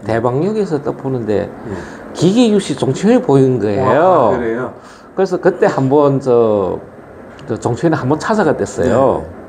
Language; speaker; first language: Korean; early bilingual, other home language; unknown